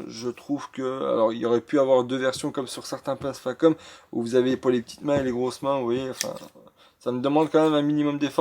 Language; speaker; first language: French; native; French